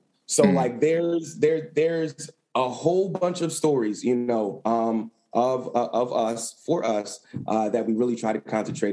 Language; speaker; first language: English; native; English